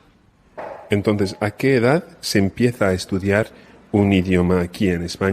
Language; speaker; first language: Spanish; non-native, fluent; English